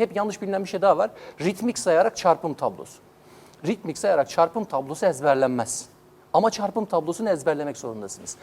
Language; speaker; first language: Turkish; native; Turkish